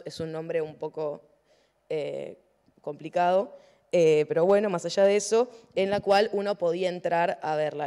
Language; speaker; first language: Spanish; native; Spanish